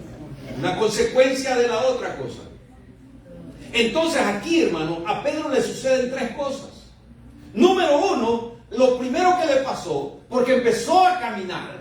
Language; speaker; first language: Spanish; native; Spanish